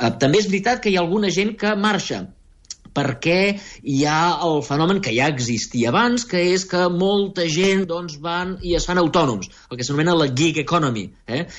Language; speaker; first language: Catalan; native; Catalan